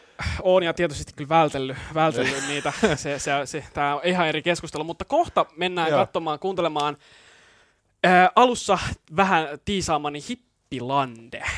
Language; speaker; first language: Finnish; native; Finnish